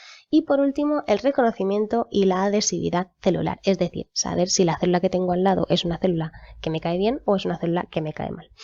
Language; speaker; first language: Spanish; native; Spanish